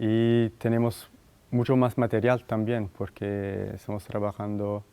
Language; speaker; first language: Spanish; non-native, fluent; Italian